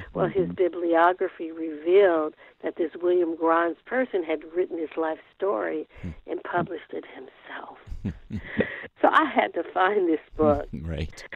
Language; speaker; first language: English; native; English